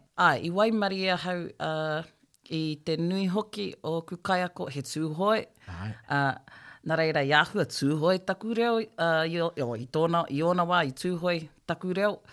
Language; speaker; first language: Māori; native; Māori